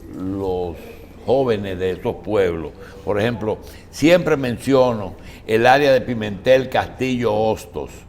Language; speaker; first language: Spanish; native; Spanish